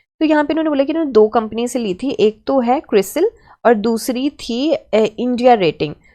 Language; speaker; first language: Hindi; native; Hindi